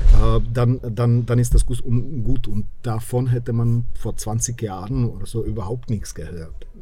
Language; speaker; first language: German; non-native, fluent; Czech